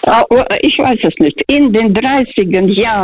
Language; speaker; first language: German; non-native, fluent; Russian